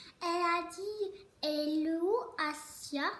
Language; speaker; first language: French; early bilingual, other home language; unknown